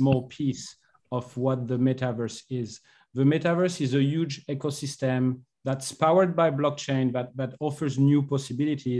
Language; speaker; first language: English; non-native, fluent; French